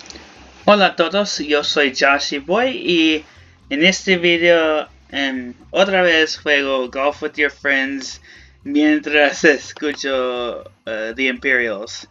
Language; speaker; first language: Spanish; non-native, learner; English